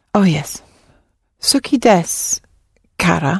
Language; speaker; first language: Japanese; non-native, learner; English